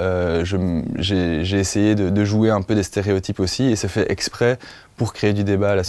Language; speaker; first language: French; native; French